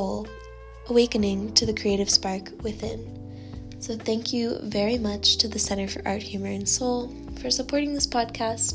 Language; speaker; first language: English; native; English